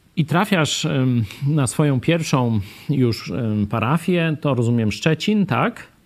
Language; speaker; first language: Polish; native; Polish